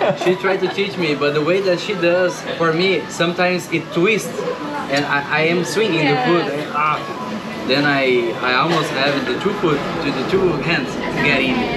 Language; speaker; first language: English; non-native, learner; Portuguese